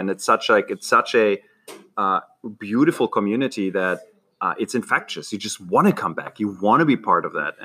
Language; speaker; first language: English; non-native, fluent; German